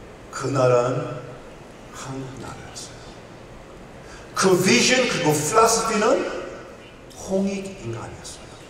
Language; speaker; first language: Korean; early bilingual, heritage; Korean